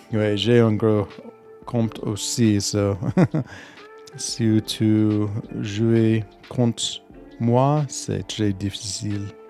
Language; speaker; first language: French; non-native, learner; English